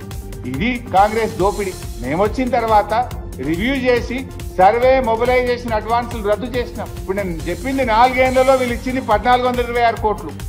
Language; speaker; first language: Telugu; native; Telugu